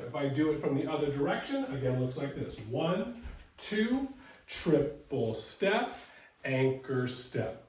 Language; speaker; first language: English; native; English